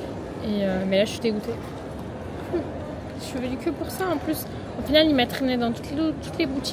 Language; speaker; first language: French; native; French